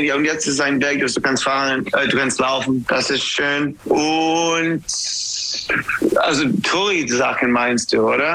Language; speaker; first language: German; non-native, learner; English